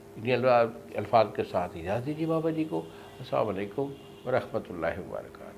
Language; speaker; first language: Urdu; non-native, local second language; Punjabi